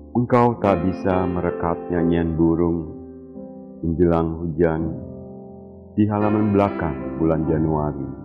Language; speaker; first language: Indonesian; native; Indonesian